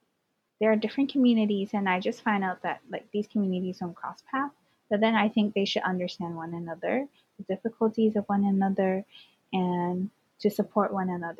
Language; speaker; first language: English; non-native, local second language; Cantonese